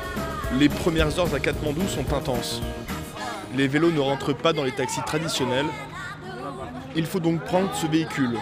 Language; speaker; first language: French; native; French